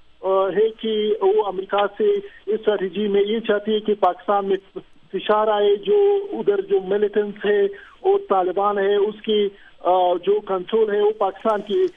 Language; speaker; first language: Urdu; non-native, fluent; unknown